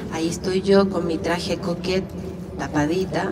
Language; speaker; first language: Spanish; native; Spanish